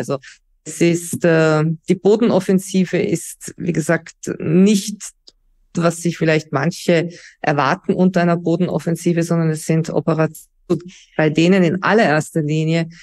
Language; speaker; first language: German; native; German